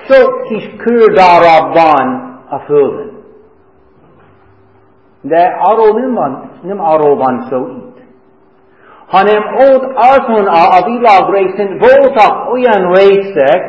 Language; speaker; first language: Hungarian; non-native, fluent; English